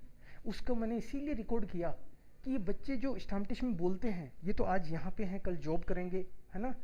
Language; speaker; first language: Hindi; native; Hindi